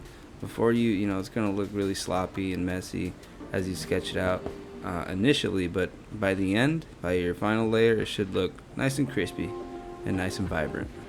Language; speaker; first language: English; native; English